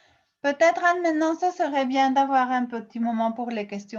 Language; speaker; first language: French; non-native, fluent; Spanish